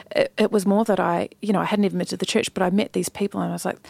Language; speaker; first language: English; native; English